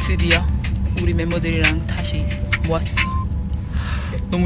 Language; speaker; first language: Korean; non-native, fluent; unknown